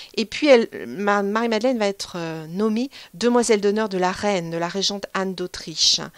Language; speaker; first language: French; native; French